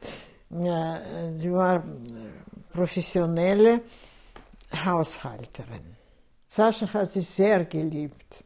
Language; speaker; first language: German; non-native, fluent; Russian